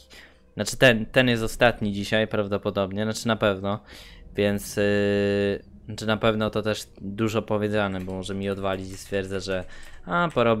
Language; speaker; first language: Polish; native; Polish